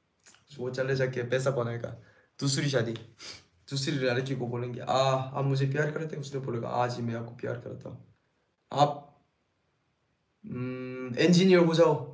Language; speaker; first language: Hindi; non-native, learner; Korean